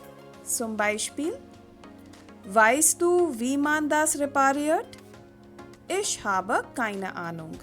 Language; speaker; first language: German; non-native, fluent; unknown